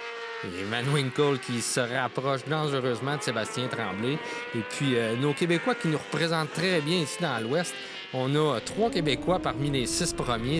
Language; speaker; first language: French; native; French